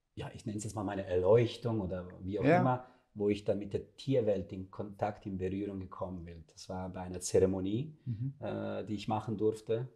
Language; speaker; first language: German; non-native, fluent; Serbian